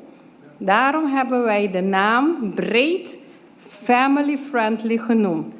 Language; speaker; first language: Dutch; non-native, local second language; Papiamento